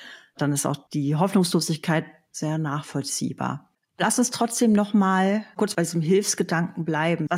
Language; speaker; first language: German; native; German